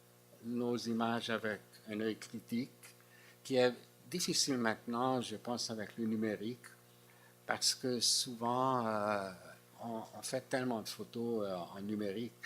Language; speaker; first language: French; non-native, fluent; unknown